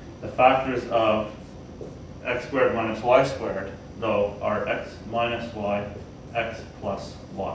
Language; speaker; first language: English; native; English